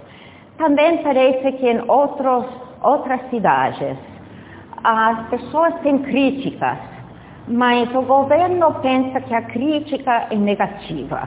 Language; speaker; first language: Portuguese; non-native, fluent; English